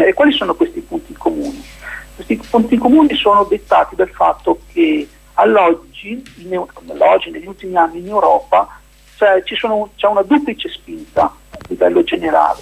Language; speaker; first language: Italian; native; Italian